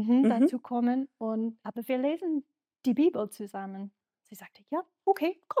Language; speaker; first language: German; non-native, fluent; English